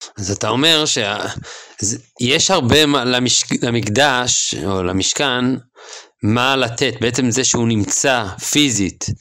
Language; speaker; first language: Hebrew; native; Hebrew